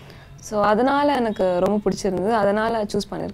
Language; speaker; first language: Tamil; non-native, local second language; Telugu